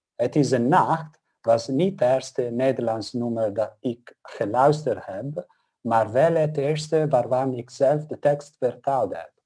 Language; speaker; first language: Dutch; non-native, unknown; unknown